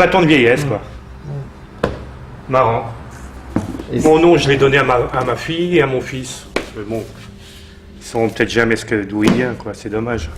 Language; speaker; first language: French; native; French